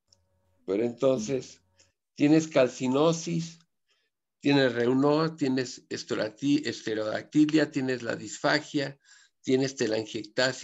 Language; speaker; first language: Spanish; native; Spanish